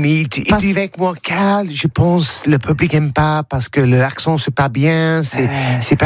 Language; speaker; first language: French; non-native, learner; English